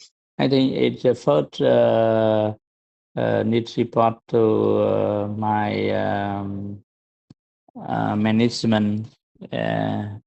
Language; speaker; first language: English; non-native, learner; Vietnamese